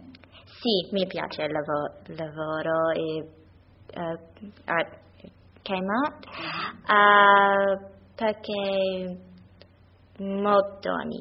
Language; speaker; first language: Italian; non-native, learner; English